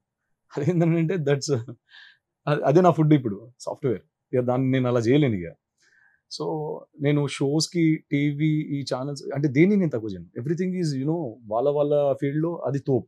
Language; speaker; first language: Telugu; native; Telugu